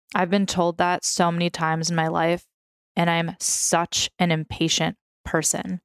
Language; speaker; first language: English; early bilingual, other home language; Russian